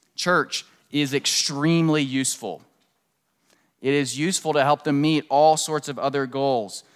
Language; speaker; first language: English; native; English